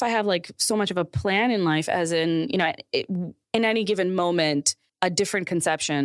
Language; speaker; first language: English; early bilingual, other home language; Urdu